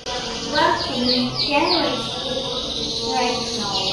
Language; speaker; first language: English; non-native, learner; Indonesian